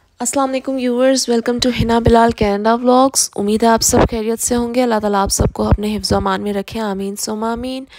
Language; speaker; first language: Hindi; native; Hindi